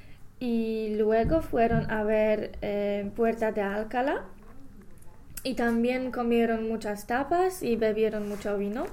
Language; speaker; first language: Spanish; non-native, fluent; English